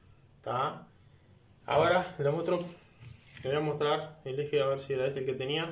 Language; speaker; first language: Spanish; native; Spanish